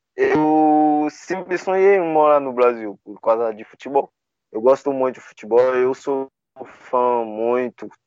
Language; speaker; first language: Portuguese; non-native, learner; Haitian Creole